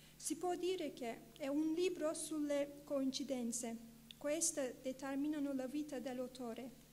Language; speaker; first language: Italian; non-native, fluent; Kurdish